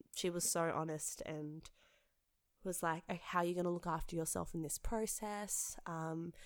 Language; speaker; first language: English; native; English